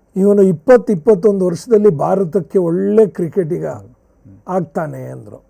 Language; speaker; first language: Kannada; native; Kannada